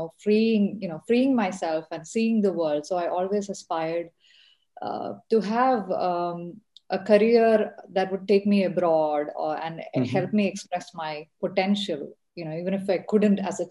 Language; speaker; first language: English; non-native, local second language; Malayalam